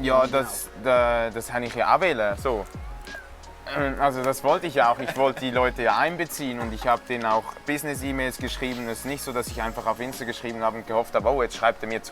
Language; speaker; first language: German; native; German